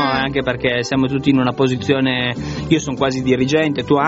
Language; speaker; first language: Italian; native; Italian